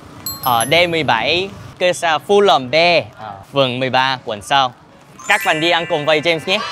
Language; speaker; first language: Vietnamese; early bilingual, other home language; Korean